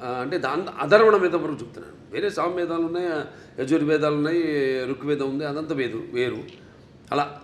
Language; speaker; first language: Telugu; native; Telugu